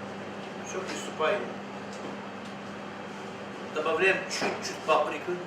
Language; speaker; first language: Russian; non-native, fluent; Tajik